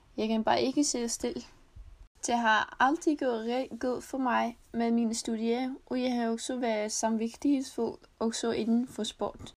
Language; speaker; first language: Danish; non-native, learner; Icelandic